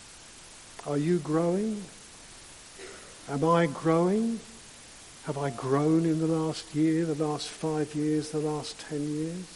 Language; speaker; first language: English; native; English